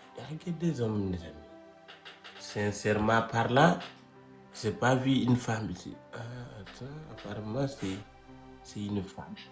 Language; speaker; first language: French; non-native, local second language; Wolof